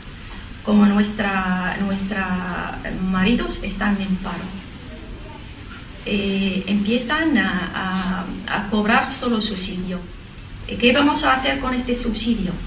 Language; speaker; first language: Spanish; non-native, learner; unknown